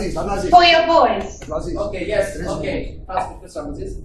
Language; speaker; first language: English; non-native, learner; Arabic